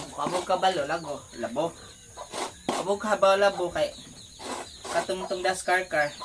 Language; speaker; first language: Filipino; non-native, local second language; Cebuano